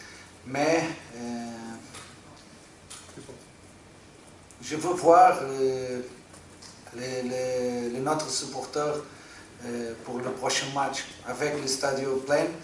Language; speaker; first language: French; non-native, fluent; Portuguese